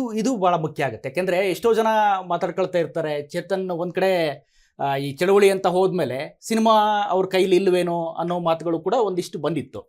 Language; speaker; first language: Kannada; native; Kannada